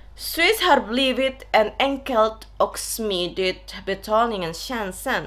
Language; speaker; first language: Swedish; non-native, learner; Indonesian